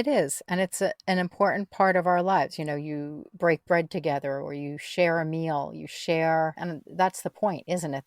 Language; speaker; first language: English; native; English